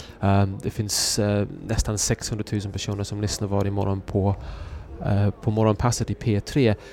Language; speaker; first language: Swedish; non-native, fluent; English